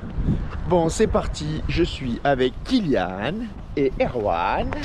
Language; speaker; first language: French; native; French